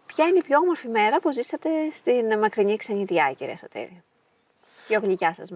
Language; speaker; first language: Greek; native; Greek